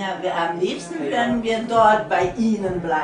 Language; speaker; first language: German; non-native, fluent; Hungarian